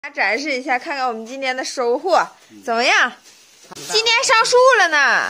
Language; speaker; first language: Chinese; native; Chinese